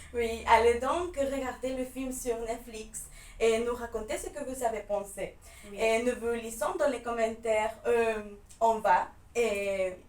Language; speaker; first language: French; non-native, fluent; Spanish